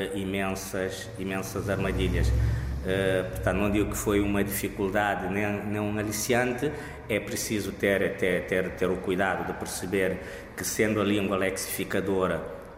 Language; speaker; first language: Portuguese; non-native, local second language; Kabuverdianu